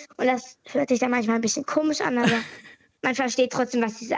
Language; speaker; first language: German; native; German